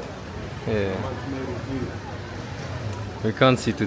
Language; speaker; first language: English; non-native, learner; French